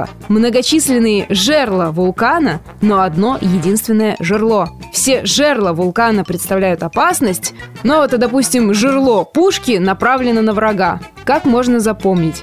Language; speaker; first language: Russian; native; Russian